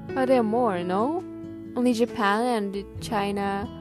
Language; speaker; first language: English; non-native, learner; Japanese